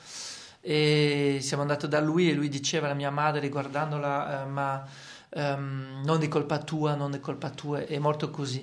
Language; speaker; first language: Italian; non-native, fluent; French